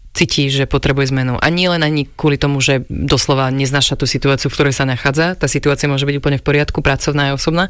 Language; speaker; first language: Slovak; early bilingual, other home language; English